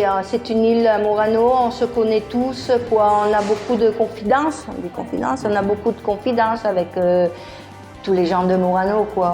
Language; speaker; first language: French; early bilingual, other home language; Italian